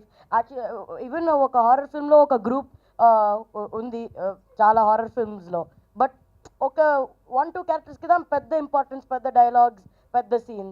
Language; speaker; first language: Telugu; non-native, learner; Tamil